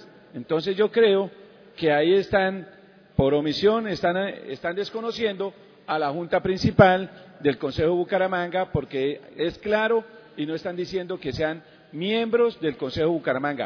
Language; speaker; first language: Spanish; native; Spanish